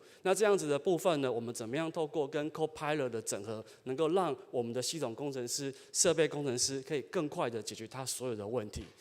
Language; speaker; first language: Chinese; native; Chinese